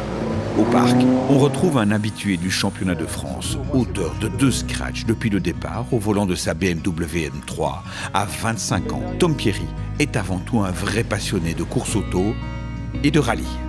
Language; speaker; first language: French; native; French